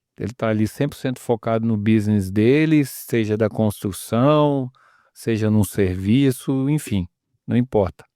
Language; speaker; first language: Portuguese; native; Portuguese